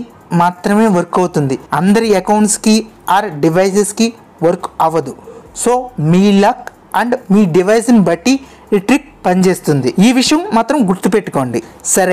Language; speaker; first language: Telugu; native; Telugu